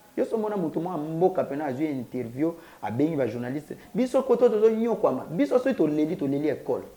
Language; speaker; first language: Lingala; non-native, local second language; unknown